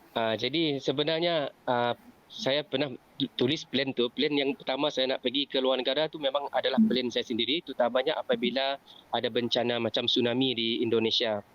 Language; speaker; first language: Malay; native; Malay